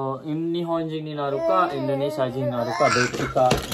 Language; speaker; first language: Japanese; non-native, learner; Indonesian